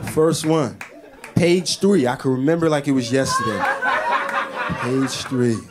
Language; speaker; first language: English; native; English